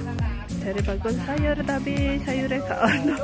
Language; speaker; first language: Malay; non-native, local second language; Javanese